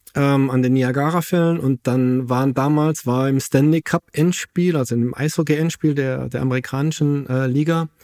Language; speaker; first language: German; native; German